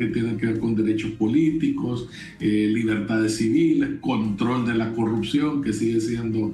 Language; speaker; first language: Spanish; native; Spanish